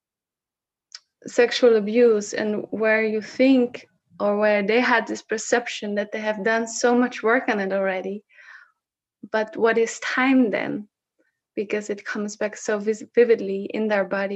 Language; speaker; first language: English; non-native, fluent; Dutch